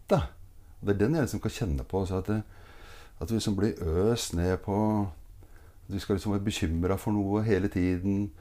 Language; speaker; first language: Norwegian; native; Norwegian